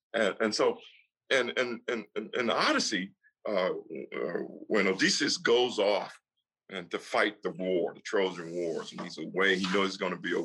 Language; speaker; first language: English; native; English